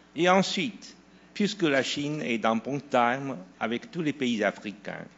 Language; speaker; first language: French; non-native, fluent; Chinese